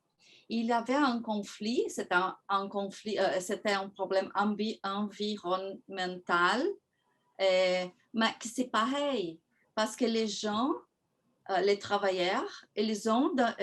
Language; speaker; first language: French; non-native, fluent; Portuguese